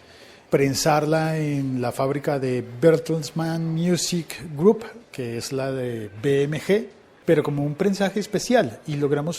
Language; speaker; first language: Spanish; native; Spanish